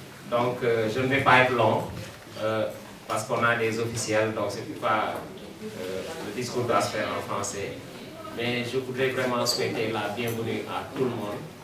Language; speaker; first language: French; non-native, local second language; Wolof